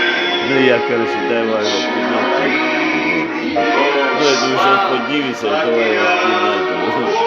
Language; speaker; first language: Russian; native; Russian